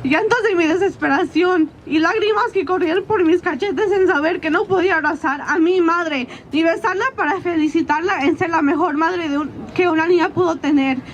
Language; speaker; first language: Spanish; early bilingual, heritage; Spanish